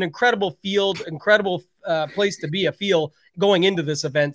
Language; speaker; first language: English; native; English